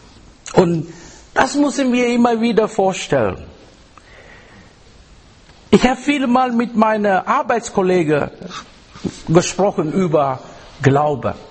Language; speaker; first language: German; non-native, fluent; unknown